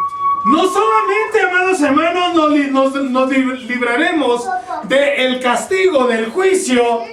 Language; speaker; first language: Spanish; native; Spanish